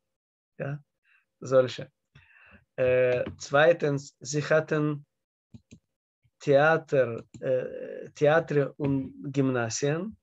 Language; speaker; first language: German; non-native, learner; Russian